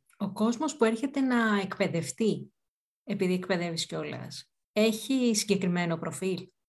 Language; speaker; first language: Greek; native; Greek